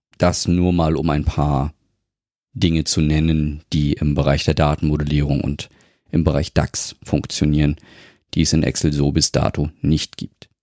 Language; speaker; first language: German; native; German